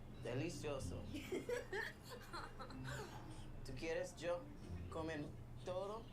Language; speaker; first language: Spanish; non-native, learner; English